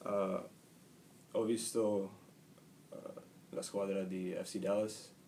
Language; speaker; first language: Italian; non-native, learner; English